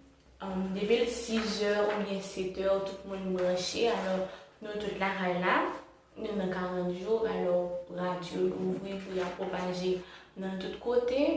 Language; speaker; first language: French; non-native, local second language; Haitian Creole